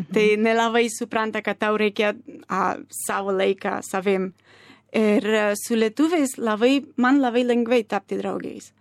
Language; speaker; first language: Lithuanian; non-native, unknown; Spanish